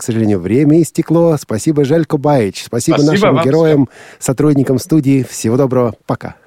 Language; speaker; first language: Russian; non-native, learner; Bosnian